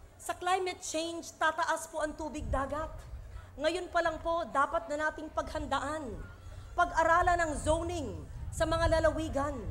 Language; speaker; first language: Filipino; native; Filipino